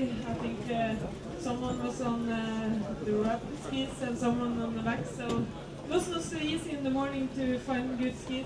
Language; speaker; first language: English; non-native, fluent; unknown